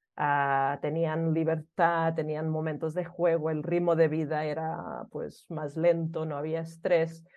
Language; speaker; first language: Spanish; early bilingual, other home language; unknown